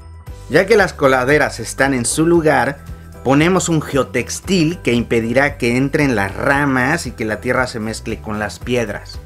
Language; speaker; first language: Spanish; native; Spanish